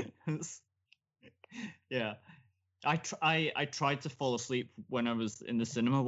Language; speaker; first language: English; native; English